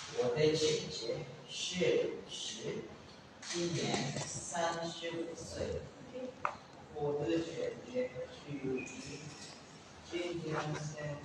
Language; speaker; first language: Chinese; non-native, learner; Indonesian